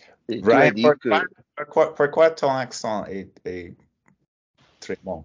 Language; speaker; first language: French; non-native, learner; English